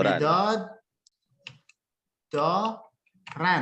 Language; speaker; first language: Persian; non-native, fluent; Indonesian